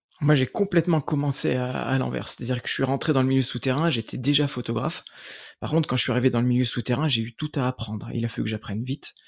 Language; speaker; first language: French; native; French